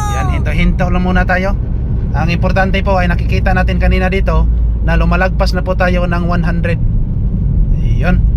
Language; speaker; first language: Filipino; non-native, local second language; Cebuano